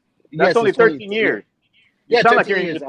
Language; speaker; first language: English; native; English